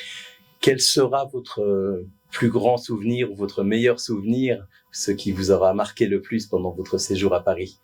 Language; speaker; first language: French; native; French